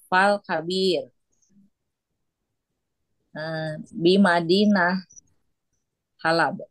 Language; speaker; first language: Arabic; non-native, learner; Indonesian